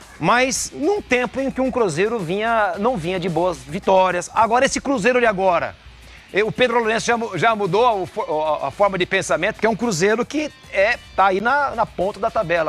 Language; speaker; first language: Portuguese; native; Portuguese